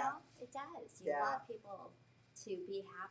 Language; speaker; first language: English; native; English